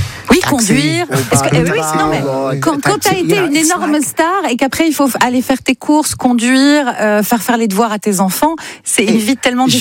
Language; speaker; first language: French; native; French